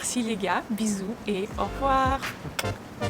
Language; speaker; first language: French; non-native, fluent; Russian